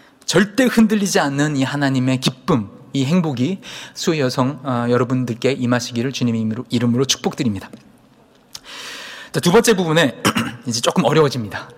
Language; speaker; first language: Korean; native; Korean